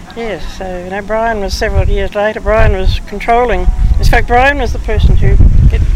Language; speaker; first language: English; native; English